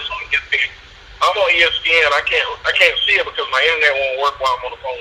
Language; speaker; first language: English; native; English